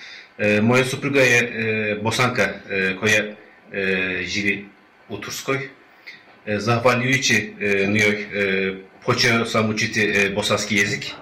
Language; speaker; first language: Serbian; non-native, learner; Turkish